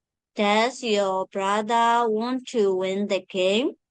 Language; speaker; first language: English; non-native, fluent; Burmese